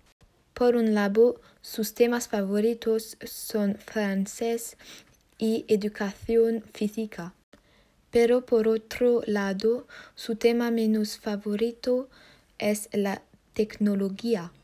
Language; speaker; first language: Spanish; non-native, learner; French